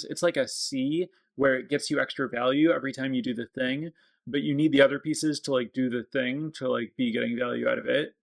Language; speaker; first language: English; native; English